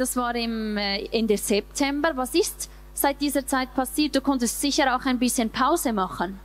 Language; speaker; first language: German; native; German